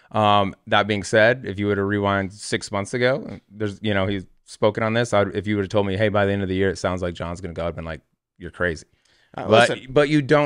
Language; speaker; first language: English; native; English